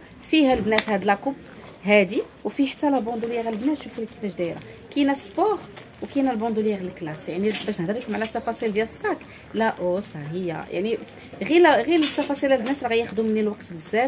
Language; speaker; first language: Arabic; native; Arabic